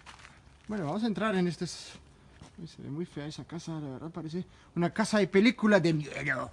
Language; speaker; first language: Spanish; non-native, fluent; French